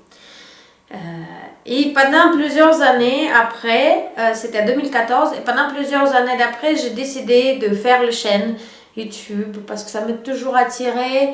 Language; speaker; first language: French; non-native, fluent; Russian